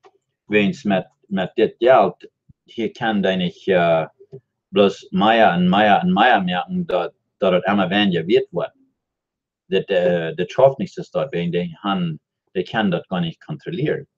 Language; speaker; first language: German; non-native, learner; Dutch